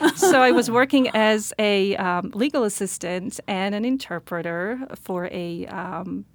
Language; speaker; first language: English; non-native, fluent; Slovak